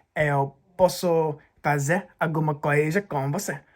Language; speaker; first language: Portuguese; non-native, learner; English